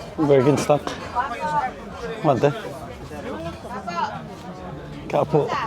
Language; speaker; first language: Italian; non-native, fluent; Filipino